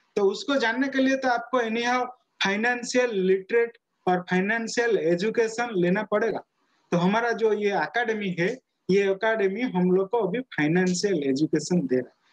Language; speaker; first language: Hindi; non-native, local second language; Odia